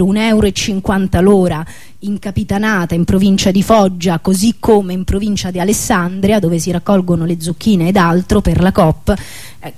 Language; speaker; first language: Italian; native; Italian